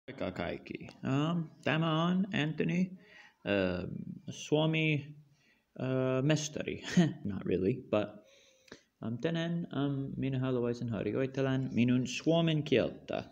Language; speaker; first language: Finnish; non-native, learner; English